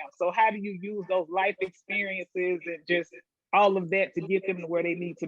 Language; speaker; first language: English; native; English